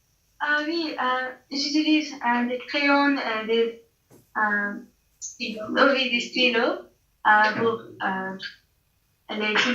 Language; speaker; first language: French; non-native, learner; English